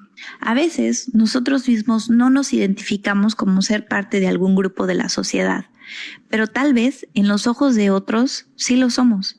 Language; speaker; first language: Spanish; native; Spanish